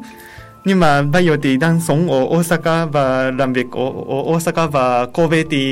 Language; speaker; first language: Vietnamese; non-native, learner; Japanese